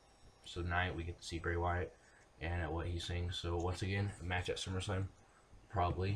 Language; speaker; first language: English; native; English